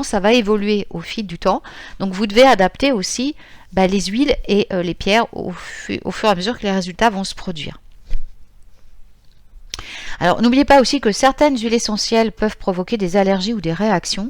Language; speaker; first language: French; native; French